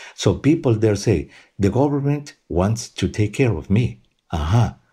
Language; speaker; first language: English; non-native, fluent; Spanish